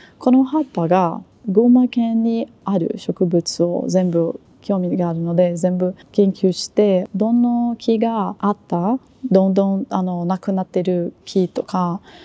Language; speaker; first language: Japanese; non-native, learner; Portuguese